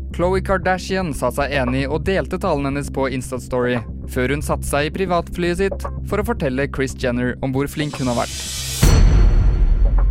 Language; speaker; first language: Norwegian; native; Norwegian